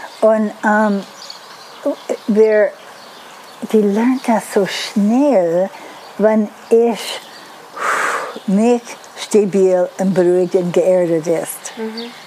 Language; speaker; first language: German; non-native, learner; Dutch